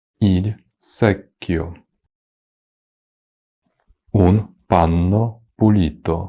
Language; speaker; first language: Italian; non-native, fluent; Ukrainian